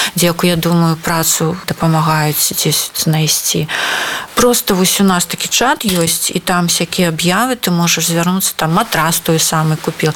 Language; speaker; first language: Belarusian; non-native, local second language; Russian